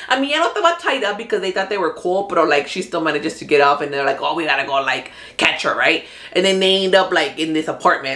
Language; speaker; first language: English; early bilingual, other home language; Spanish